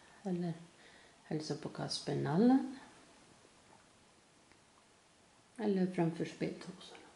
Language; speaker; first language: Swedish; native; Swedish